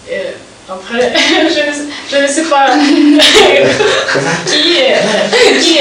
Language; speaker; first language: French; non-native, learner; Russian